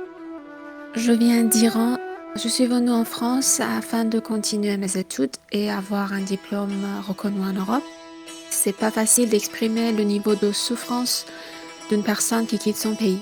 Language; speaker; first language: French; non-native, fluent; Persian